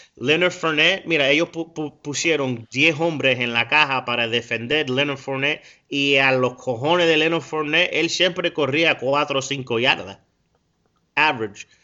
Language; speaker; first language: Spanish; early bilingual, heritage; Spanish